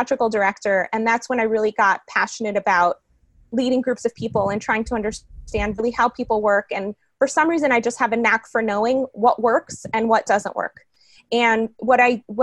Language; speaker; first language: English; early bilingual, other home language; Spanish